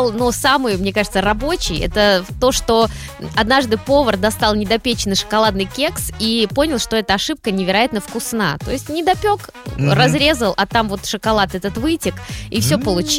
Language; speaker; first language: Russian; native; Russian